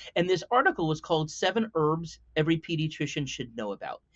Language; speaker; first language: English; native; English